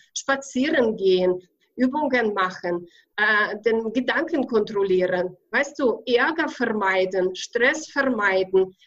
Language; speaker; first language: German; non-native, fluent; Russian